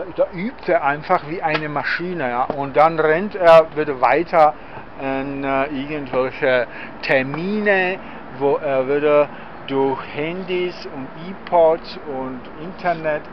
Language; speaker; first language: German; non-native, fluent; Czech